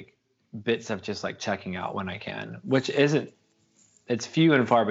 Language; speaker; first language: English; native; English